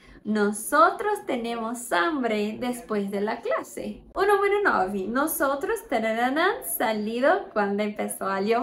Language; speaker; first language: Spanish; non-native, fluent; Portuguese